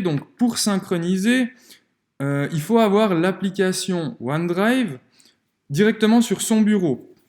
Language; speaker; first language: French; native; French